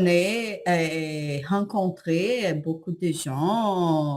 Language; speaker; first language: French; non-native, learner; Portuguese